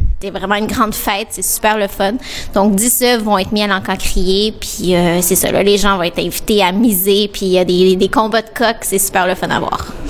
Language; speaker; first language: French; native; French